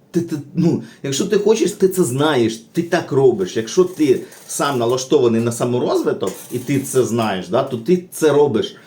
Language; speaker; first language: Ukrainian; native; Ukrainian